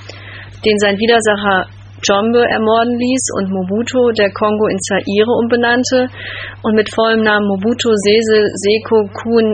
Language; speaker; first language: German; native; German